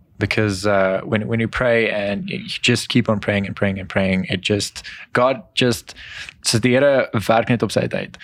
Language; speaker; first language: English; non-native, local second language; Afrikaans